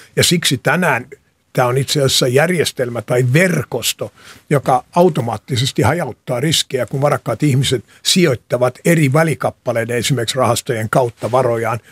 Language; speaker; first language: Finnish; non-native, local second language; Swedish